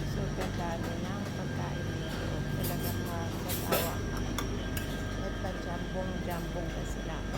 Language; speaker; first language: Filipino; non-native, local second language; Cebuano